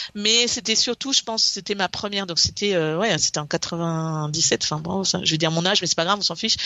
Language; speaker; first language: French; native; French